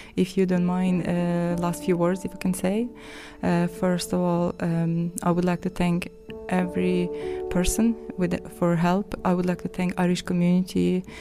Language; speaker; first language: English; non-native, fluent; Ukrainian